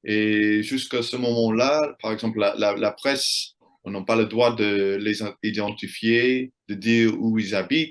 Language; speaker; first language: French; non-native, fluent; English